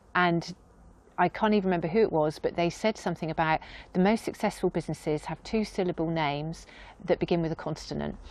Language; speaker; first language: English; native; English